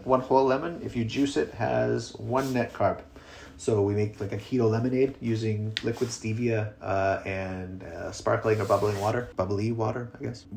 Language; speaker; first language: English; native; English